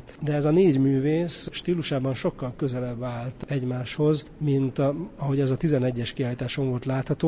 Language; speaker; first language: Hungarian; native; Hungarian